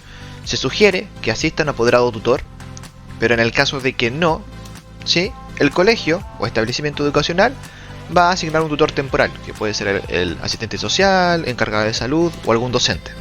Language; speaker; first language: Spanish; native; Spanish